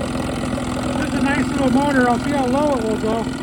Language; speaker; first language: English; native; English